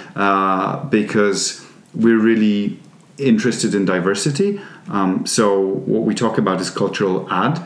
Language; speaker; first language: English; non-native, fluent; Polish